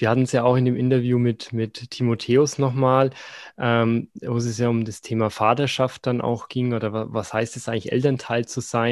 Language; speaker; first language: German; native; German